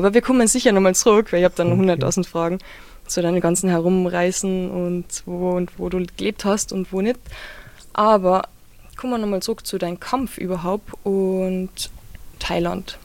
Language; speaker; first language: German; native; German